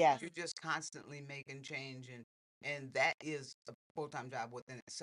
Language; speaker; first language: English; native; English